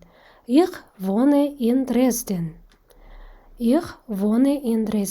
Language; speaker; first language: German; non-native, fluent; Kazakh